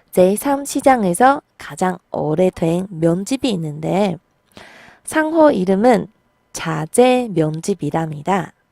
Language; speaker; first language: Korean; non-native, fluent; Chinese